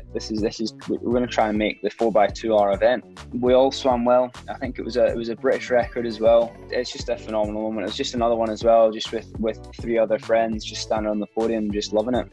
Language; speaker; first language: English; native; English